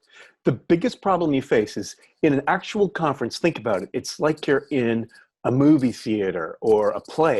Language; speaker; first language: English; native; English